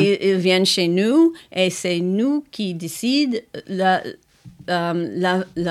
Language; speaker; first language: French; non-native, fluent; English